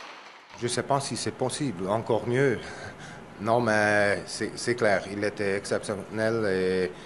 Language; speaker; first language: French; non-native, local second language; German